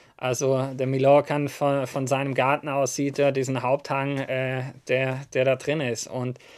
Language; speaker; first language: German; native; German